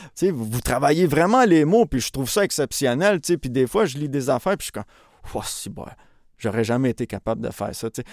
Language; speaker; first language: French; early bilingual, other home language; Spanish